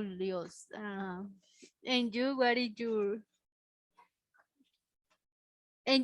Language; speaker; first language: English; non-native, learner; Spanish